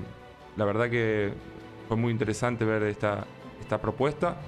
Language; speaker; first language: Spanish; native; Spanish